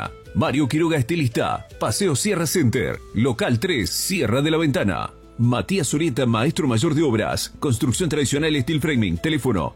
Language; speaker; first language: Spanish; native; Spanish